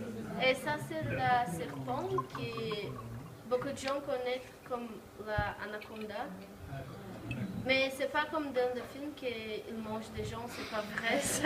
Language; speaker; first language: French; non-native, learner; Portuguese